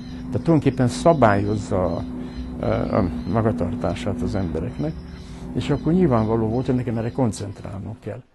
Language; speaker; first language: Hungarian; early bilingual, heritage; Hungarian